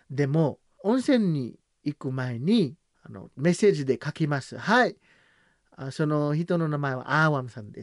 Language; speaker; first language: Japanese; non-native, learner; Samoan